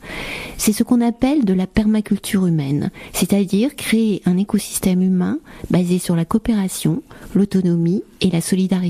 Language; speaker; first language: French; native; French